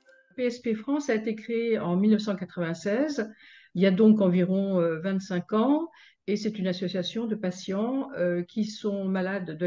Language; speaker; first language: French; native; French